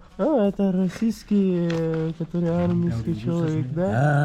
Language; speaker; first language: Russian; non-native, learner; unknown